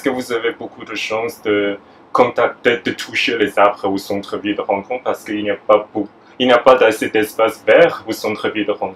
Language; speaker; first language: French; non-native, fluent; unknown